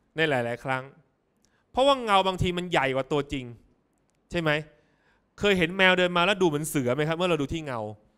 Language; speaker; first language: Thai; native; Thai